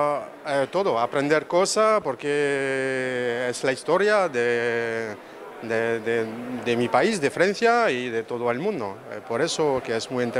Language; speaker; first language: Spanish; non-native, learner; French